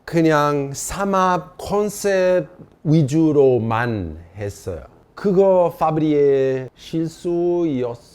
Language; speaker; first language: Korean; non-native, fluent; Italian